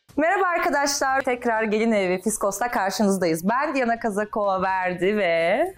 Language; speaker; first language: Turkish; non-native, fluent; Russian